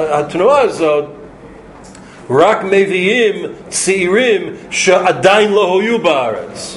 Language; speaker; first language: Hebrew; non-native, fluent; English